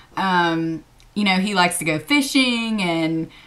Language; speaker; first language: English; native; English